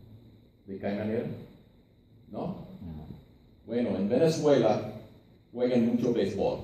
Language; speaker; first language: Spanish; non-native, fluent; English